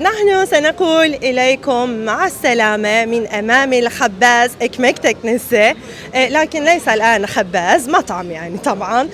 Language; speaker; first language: Arabic; non-native, fluent; Turkish